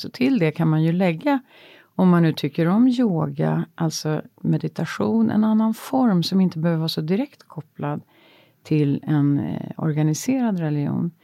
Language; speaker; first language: Swedish; native; Swedish